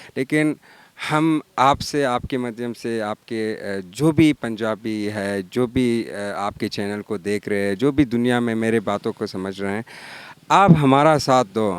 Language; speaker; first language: Hindi; non-native, fluent; Pashto